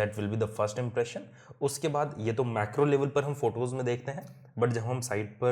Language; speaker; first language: Hindi; native; Hindi